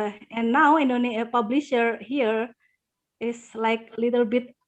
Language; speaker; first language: English; non-native, learner; Indonesian